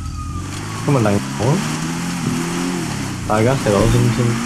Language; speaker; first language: Chinese; native; Chinese